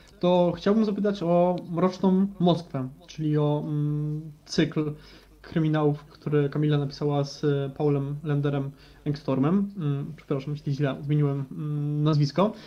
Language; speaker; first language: Polish; native; Polish